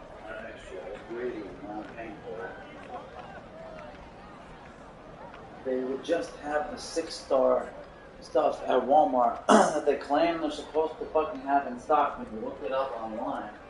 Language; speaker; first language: English; native; English